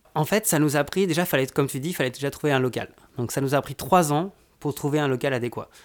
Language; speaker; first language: French; native; French